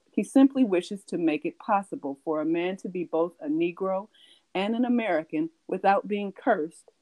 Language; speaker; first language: English; native; English